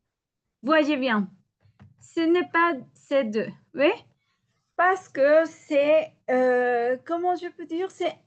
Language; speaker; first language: French; non-native, learner; Spanish